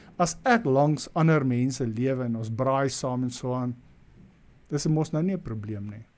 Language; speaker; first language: Afrikaans; native; Afrikaans